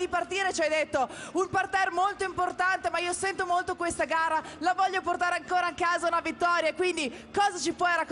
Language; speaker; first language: Italian; native; Italian